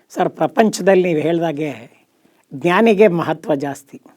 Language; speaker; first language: Kannada; native; Kannada